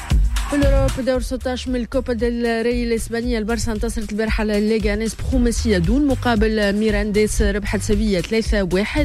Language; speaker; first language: Arabic; native; Arabic